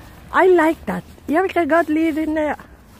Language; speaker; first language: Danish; non-native, learner; Filipino